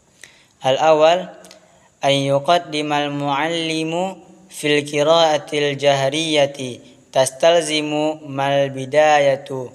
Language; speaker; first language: Arabic; non-native, learner; Indonesian